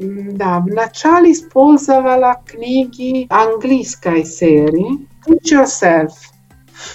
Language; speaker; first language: Russian; non-native, learner; Italian